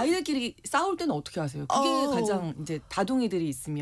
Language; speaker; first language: Korean; native; Korean